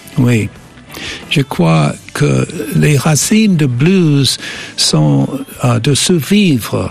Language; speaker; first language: French; non-native, fluent; English